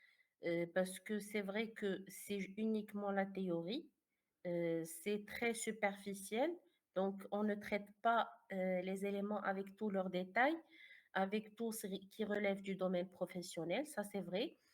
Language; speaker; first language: French; non-native, fluent; Arabic